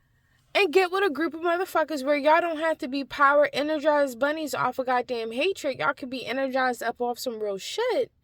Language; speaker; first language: English; native; English